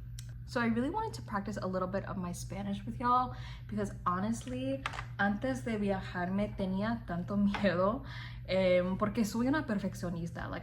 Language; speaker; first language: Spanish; non-native, fluent; English